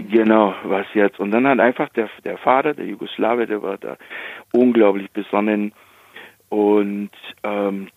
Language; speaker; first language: German; early bilingual, heritage; Slovak